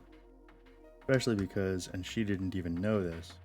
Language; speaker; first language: English; native; English